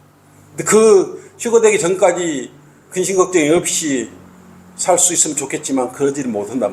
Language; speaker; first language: Korean; native; Korean